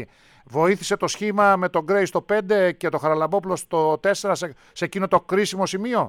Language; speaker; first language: Greek; native; Greek